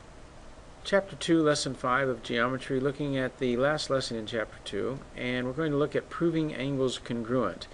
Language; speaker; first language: English; native; English